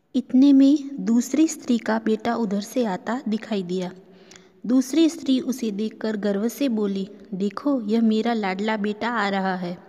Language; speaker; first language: Hindi; non-native, local second language; Gujarati